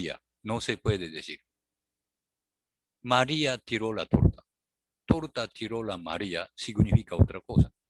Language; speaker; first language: Spanish; non-native, learner; Japanese